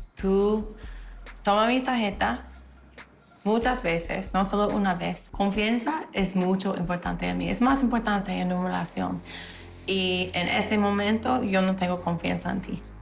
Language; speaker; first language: Spanish; non-native, learner; English